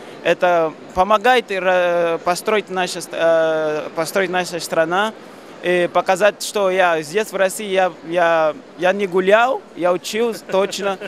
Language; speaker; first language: Russian; non-native, learner; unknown